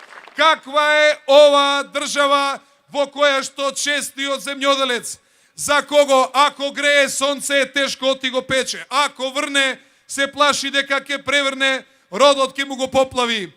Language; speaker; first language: Macedonian; native; Macedonian